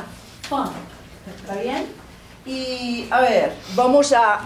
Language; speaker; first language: Spanish; non-native, fluent; Portuguese